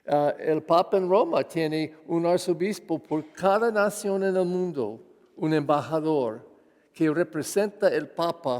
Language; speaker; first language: Spanish; non-native, fluent; English